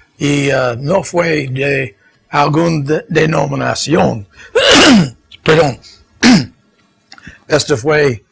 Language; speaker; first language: Spanish; non-native, fluent; English